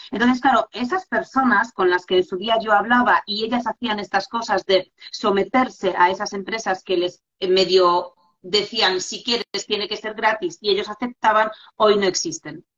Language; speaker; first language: Spanish; non-native, fluent; Polish